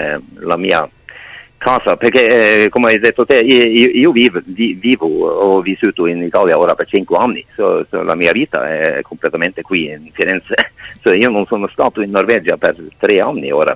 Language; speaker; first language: Italian; non-native, fluent; Norwegian